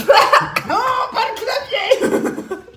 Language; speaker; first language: French; native; French